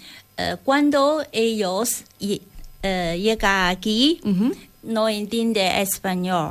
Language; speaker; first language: Spanish; non-native, learner; Chinese